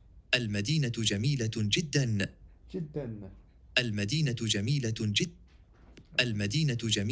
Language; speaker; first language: Arabic; non-native, learner; English